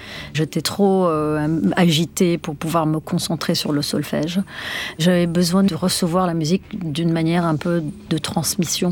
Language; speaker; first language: French; non-native, local second language; Arabic